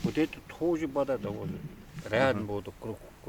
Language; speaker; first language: Russian; non-native, local second language; Kara-Kalpak